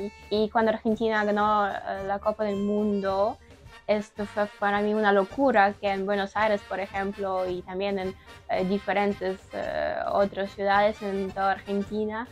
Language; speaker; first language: Spanish; non-native, learner; Ukrainian